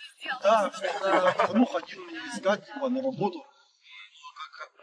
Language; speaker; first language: Russian; native; Russian